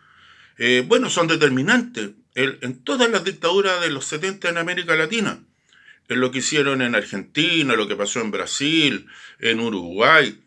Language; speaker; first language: Spanish; native; Spanish